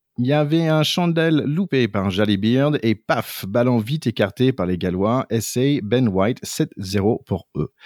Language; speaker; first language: French; non-native, fluent; English